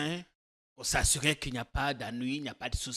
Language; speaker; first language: French; non-native, local second language; Lingala